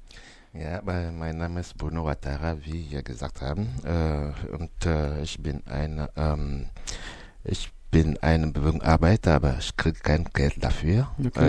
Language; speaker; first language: German; non-native, learner; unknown